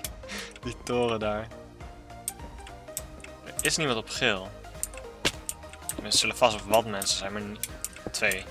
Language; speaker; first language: Dutch; native; Dutch